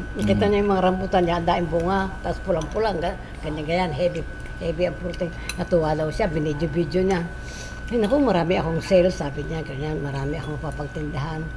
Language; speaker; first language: Filipino; native; Filipino